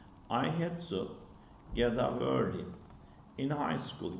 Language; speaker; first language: English; non-native, fluent; Turkish